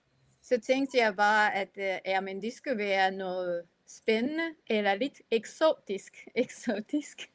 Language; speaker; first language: Danish; non-native, fluent; Japanese